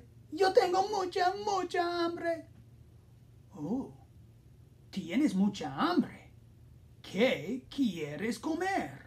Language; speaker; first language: Spanish; non-native, fluent; English